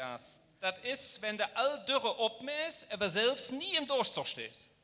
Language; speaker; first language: German; native; German